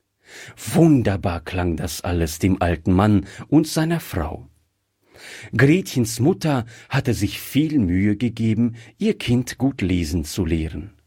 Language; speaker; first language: German; native; German